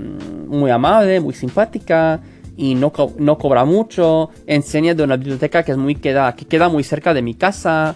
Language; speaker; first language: Spanish; non-native, fluent; English